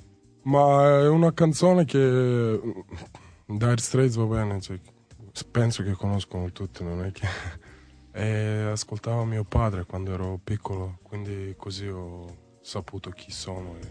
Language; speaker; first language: Italian; non-native, fluent; Serbian